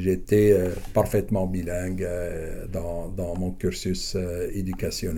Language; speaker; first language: French; non-native, local second language; Arabic